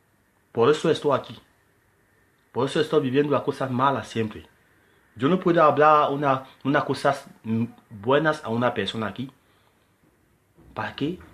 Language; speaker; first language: Spanish; non-native, learner; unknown